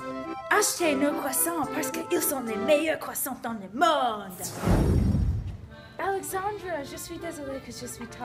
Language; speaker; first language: French; non-native, learner; English